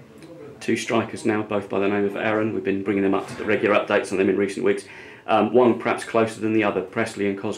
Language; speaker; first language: English; native; English